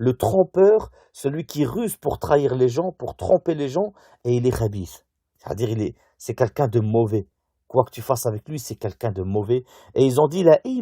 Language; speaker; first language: French; native; French